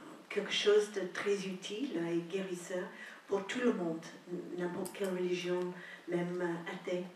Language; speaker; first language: French; non-native, fluent; English